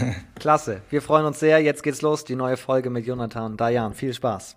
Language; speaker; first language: German; native; German